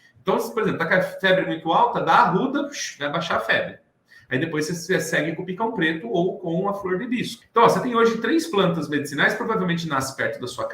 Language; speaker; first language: Portuguese; native; Portuguese